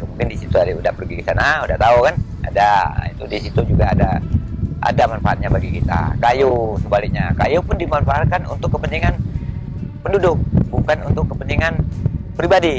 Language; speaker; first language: Indonesian; non-native, local second language; Malay